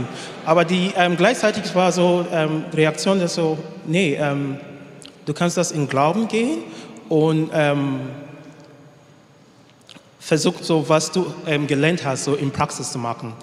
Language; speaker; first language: German; non-native, learner; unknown